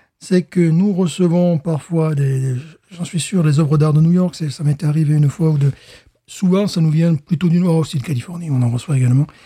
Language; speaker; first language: French; native; French